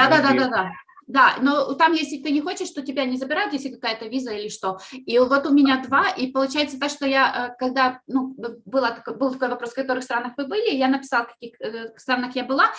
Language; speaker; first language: Russian; native; Russian